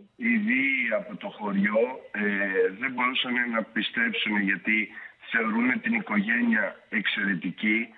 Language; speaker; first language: Greek; early bilingual, heritage; Italian